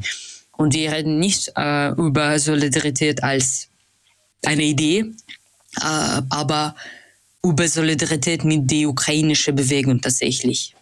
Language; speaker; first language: German; non-native, fluent; Russian